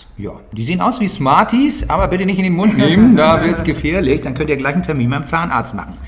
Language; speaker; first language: German; native; German